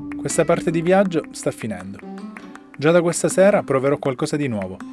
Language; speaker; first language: Italian; native; Italian